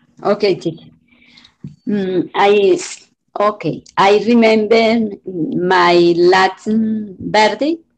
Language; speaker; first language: English; non-native, learner; Spanish